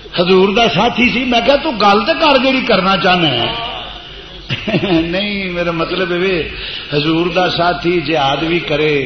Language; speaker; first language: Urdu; non-native, local second language; Punjabi